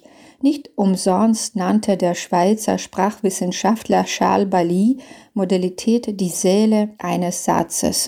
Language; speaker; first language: German; non-native, fluent; Belarusian